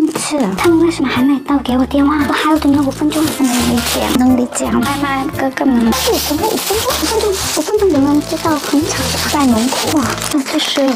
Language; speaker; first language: Chinese; non-native, learner; Korean